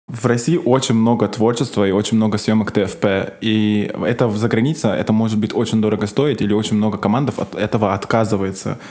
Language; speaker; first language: Russian; non-native, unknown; Arabic